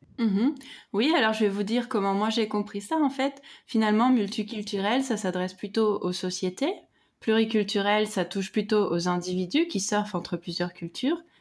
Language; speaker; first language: French; native; French